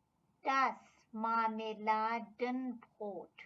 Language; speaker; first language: German; non-native, fluent; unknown